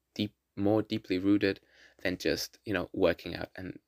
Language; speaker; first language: English; non-native, fluent; German